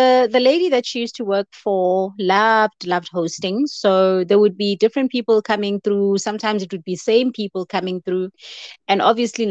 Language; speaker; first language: English; non-native, local second language; Zulu